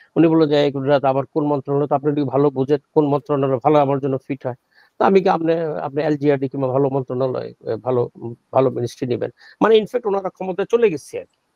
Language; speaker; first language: Bangla; native; Bangla